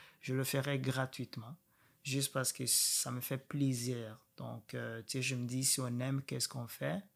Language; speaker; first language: French; non-native, local second language; Rundi